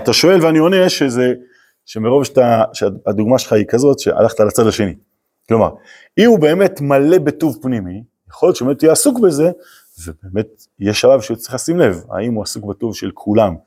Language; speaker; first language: Hebrew; native; Hebrew